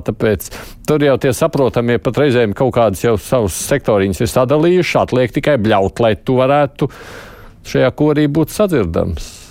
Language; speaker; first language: Latvian; native; Latvian